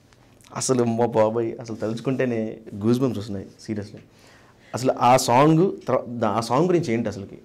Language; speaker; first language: Telugu; native; Telugu